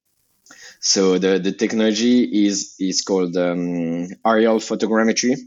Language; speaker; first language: English; non-native, fluent; French